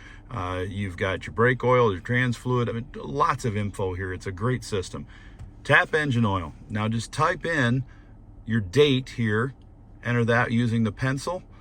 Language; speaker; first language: English; native; English